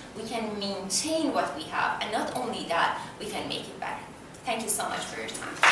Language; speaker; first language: English; non-native, fluent; Persian